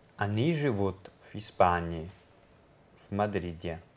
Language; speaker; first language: Russian; non-native, learner; Italian